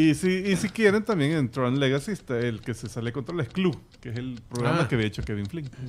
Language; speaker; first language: Spanish; native; Spanish